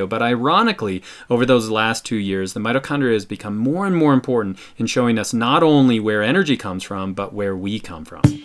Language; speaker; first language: English; native; English